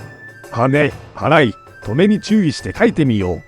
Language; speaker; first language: Japanese; native; Japanese